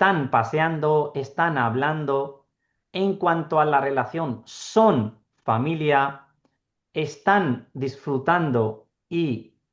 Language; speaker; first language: Spanish; non-native, fluent; Urdu